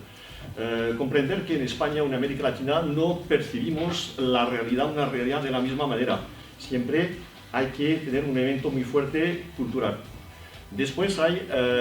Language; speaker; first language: Spanish; non-native, fluent; French